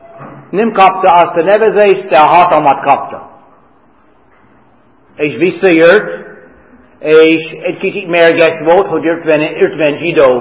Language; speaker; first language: Hungarian; non-native, fluent; English